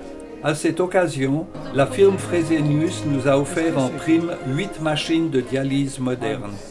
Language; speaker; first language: French; native; French